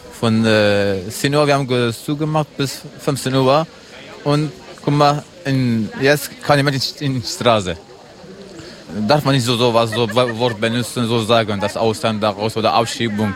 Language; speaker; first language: German; non-native, learner; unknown